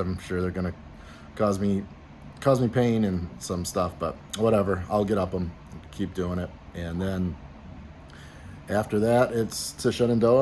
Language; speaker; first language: English; native; English